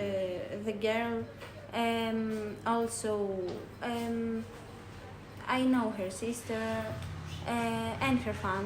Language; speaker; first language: English; non-native, learner; Greek